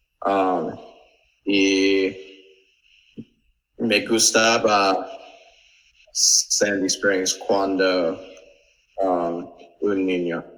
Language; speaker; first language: Spanish; non-native, learner; English